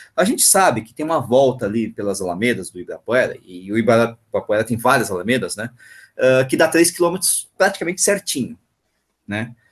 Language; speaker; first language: Portuguese; native; Portuguese